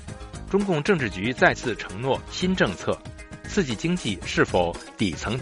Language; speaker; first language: Chinese; native; Chinese